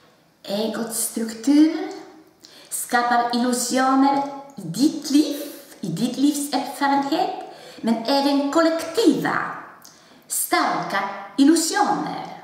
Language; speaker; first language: Swedish; non-native, fluent; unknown